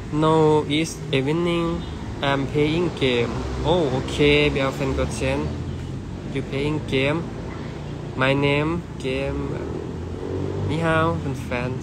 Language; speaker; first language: English; non-native, learner; Thai